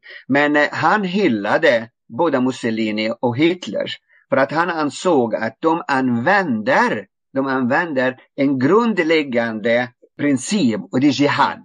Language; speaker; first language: Swedish; non-native, fluent; Arabic